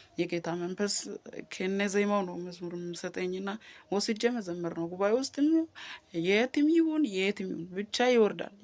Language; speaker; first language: Amharic; non-native, local second language; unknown